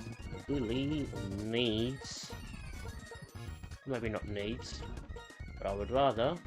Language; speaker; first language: English; native; English